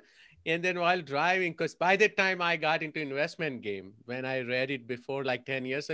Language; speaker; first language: English; non-native, local second language; Gujarati